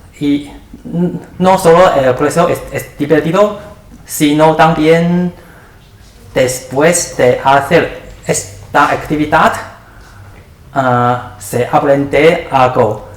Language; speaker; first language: Spanish; non-native, learner; Chinese